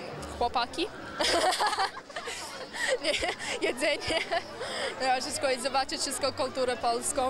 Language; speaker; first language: Polish; early bilingual, heritage; Polish